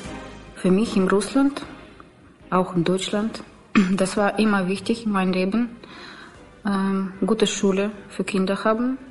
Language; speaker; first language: German; non-native, learner; Russian